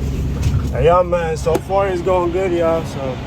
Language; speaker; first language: English; native; English